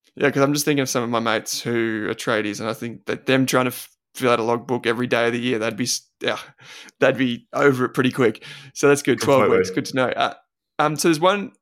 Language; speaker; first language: English; native; English